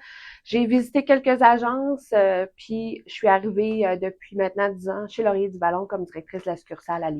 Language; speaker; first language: French; native; French